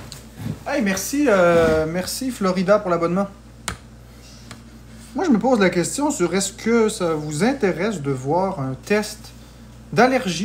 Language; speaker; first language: French; native; French